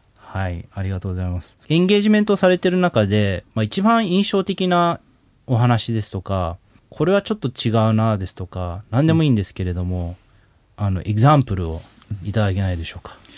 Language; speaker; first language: Japanese; native; Japanese